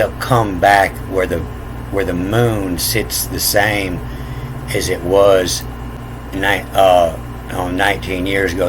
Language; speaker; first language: English; native; English